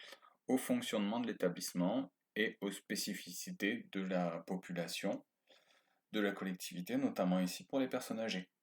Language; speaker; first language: French; native; French